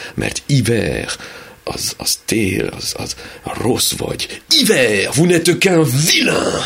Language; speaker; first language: Hungarian; early bilingual, other home language; French